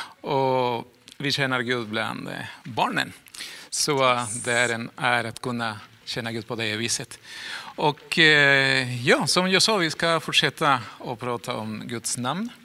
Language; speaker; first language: Swedish; non-native, fluent; Spanish